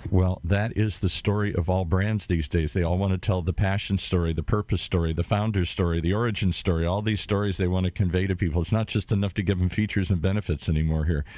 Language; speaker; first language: English; native; English